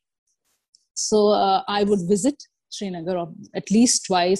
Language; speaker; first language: English; non-native, local second language; Kashmiri